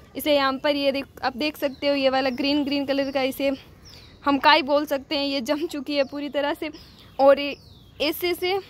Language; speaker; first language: Hindi; native; Hindi